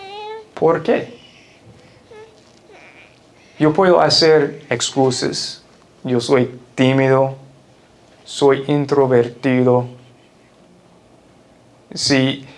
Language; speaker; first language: Spanish; non-native, fluent; English